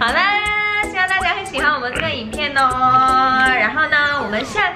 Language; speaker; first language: Chinese; native; Chinese